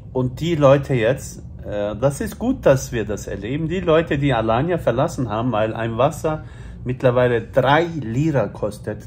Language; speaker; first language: German; early bilingual, other home language; Turkish